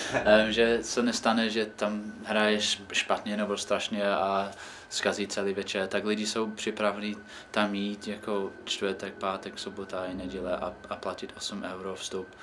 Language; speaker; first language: Czech; non-native, fluent; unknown